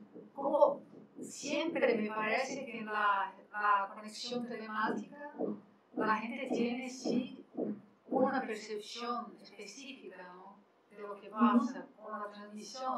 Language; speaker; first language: Spanish; non-native, fluent; Portuguese